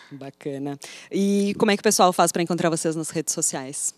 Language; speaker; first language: Portuguese; native; Portuguese